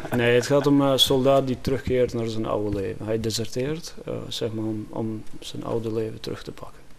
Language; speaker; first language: Dutch; non-native, fluent; Albanian